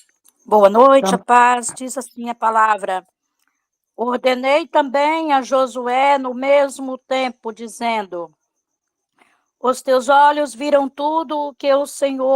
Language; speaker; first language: Portuguese; native; Portuguese